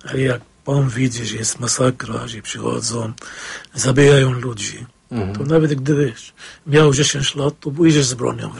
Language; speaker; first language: Polish; non-native, fluent; Arabic